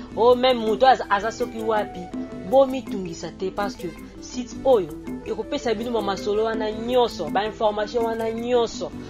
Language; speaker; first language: Lingala; native; Lingala